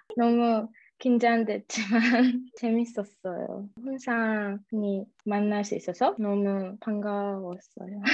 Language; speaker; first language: Korean; early bilingual, heritage; Japanese